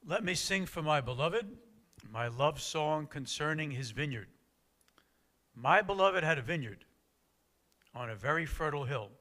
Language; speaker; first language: English; native; English